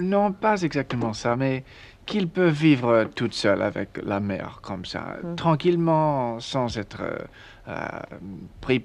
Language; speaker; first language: French; non-native, learner; English